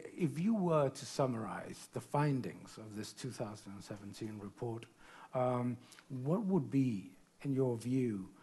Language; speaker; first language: English; non-native, fluent; Spanish